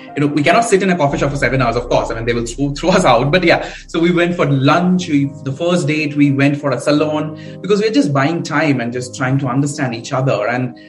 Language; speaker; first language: English; non-native, local second language; Bangla